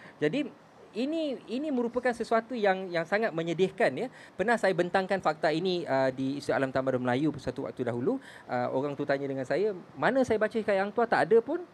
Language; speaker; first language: Malay; native; Malay